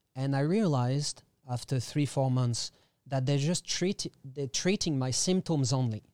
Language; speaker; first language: English; non-native, fluent; French